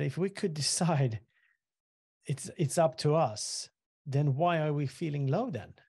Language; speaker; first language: English; non-native, fluent; Swedish